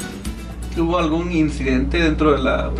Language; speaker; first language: Spanish; native; Spanish